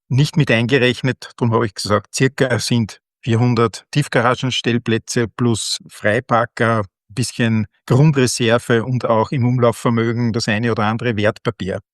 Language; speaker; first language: German; native; German